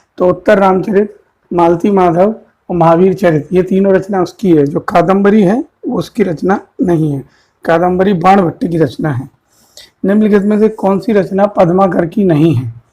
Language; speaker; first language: Hindi; native; Hindi